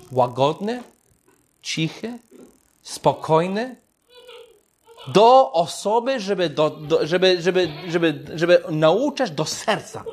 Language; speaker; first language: Polish; non-native, fluent; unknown